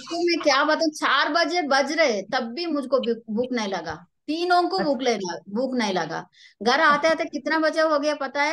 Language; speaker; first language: Hindi; non-native, local second language; Telugu